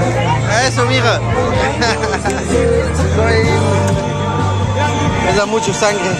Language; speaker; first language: Spanish; non-native, learner; German